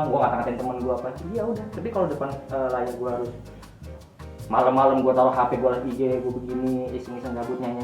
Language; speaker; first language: Indonesian; native; Indonesian